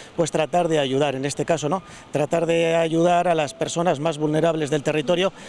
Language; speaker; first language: Spanish; native; Spanish